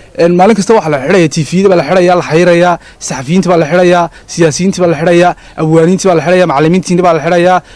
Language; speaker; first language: Somali; native; Somali